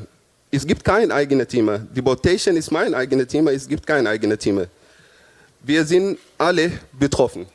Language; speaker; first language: German; non-native, fluent; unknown